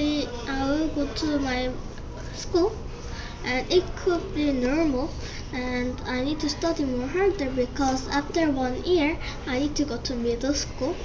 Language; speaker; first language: English; non-native, fluent; Korean